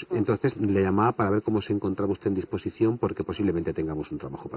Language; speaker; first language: Spanish; native; Spanish